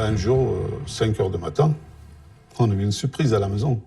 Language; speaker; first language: French; non-native, learner; Turkish